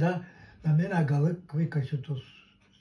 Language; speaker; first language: Bulgarian; non-native, local second language; Turkish